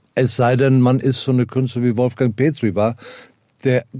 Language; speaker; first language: German; non-native, fluent; Afrikaans